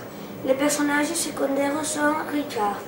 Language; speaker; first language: French; non-native, learner; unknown